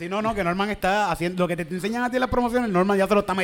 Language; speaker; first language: Spanish; native; Spanish